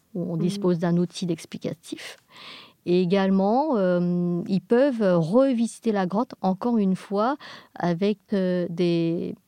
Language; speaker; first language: French; non-native, fluent; English